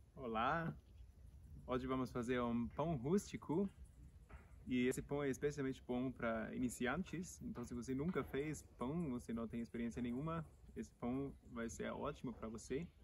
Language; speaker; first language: Portuguese; non-native, fluent; German